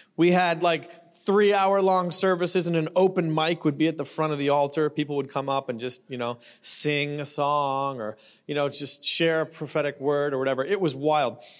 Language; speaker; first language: English; native; English